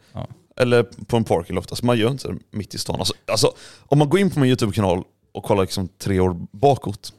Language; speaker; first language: Swedish; native; Swedish